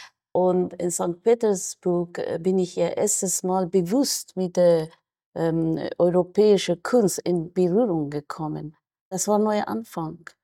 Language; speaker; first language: German; non-native, fluent; Persian